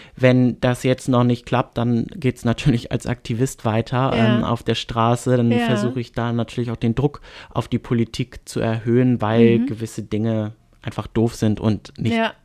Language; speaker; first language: German; native; German